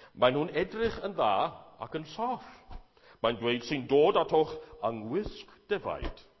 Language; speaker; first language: Welsh; native; Welsh